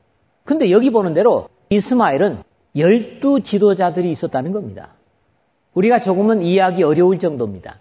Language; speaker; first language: Korean; native; Korean